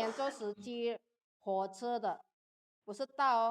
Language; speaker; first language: Chinese; non-native, fluent; Indonesian